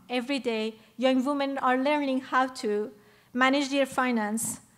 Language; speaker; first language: English; non-native, fluent; Persian